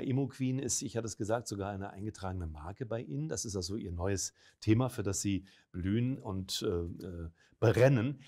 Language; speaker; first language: German; native; German